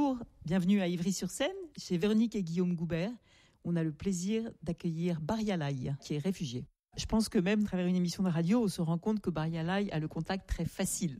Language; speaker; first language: French; native; French